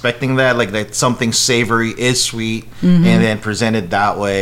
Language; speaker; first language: English; non-native, local second language; Filipino